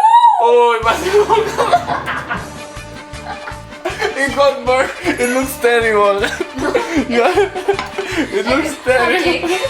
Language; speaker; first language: English; non-native, learner; Spanish